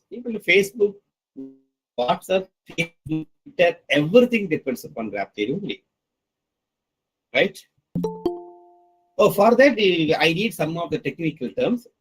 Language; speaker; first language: English; non-native, local second language; Tamil